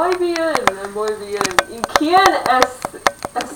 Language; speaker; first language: Spanish; non-native, learner; English